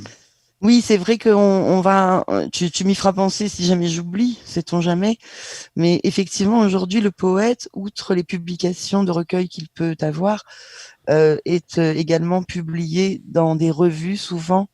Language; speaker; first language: French; native; French